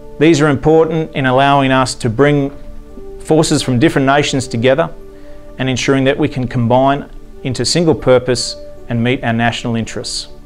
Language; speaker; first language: English; native; English